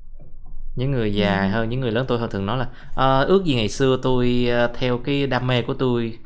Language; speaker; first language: Vietnamese; native; Vietnamese